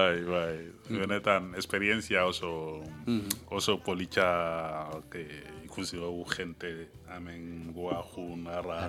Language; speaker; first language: Basque; non-native, learner; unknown